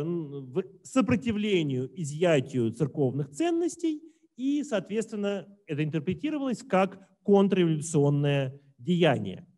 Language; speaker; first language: Russian; native; Russian